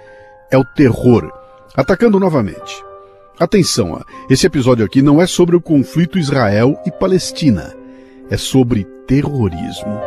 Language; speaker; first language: Portuguese; native; Portuguese